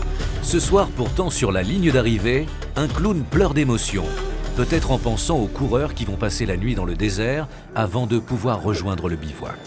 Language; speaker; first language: French; native; French